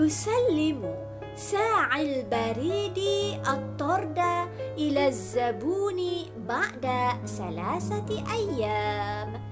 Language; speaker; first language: Arabic; non-native, fluent; Malay